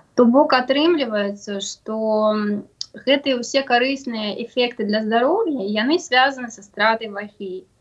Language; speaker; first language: Belarusian; non-native, local second language; Russian